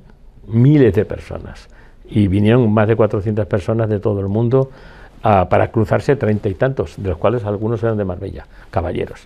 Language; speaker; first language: Spanish; native; Spanish